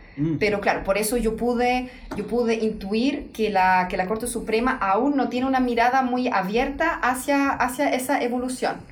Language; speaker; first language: Spanish; non-native, fluent; German